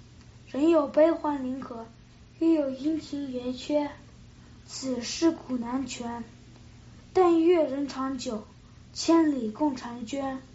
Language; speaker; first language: Chinese; early bilingual, other home language; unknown